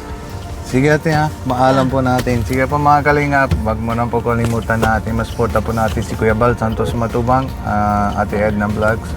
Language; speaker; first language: Filipino; non-native, learner; Punjabi